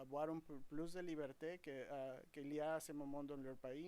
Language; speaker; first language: French; non-native, fluent; Spanish